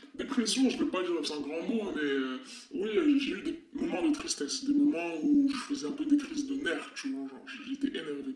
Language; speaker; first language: French; non-native, local second language; Arabic